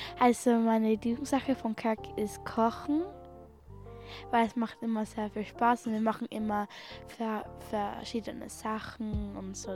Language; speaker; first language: German; early bilingual, other home language; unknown